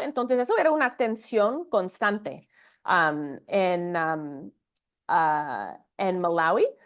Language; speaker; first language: Spanish; non-native, fluent; English